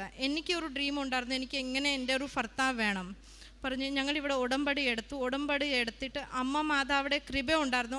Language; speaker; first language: Malayalam; early bilingual, heritage; Malayalam